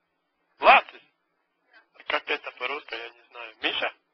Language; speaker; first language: Russian; non-native, learner; Latvian